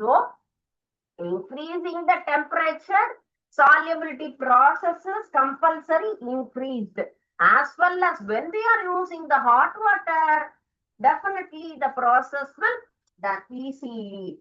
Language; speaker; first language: English; non-native, local second language; Tamil